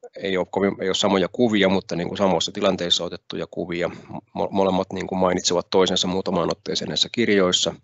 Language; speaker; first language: Finnish; native; Finnish